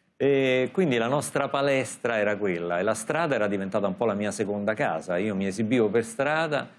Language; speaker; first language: Italian; native; Italian